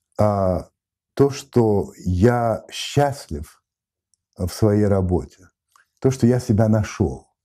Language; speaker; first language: Russian; non-native, fluent; French